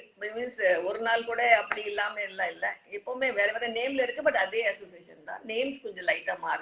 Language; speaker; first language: Tamil; non-native, local second language; Hindi